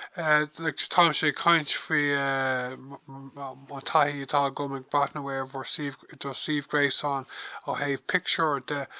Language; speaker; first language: Irish; non-native, local second language; English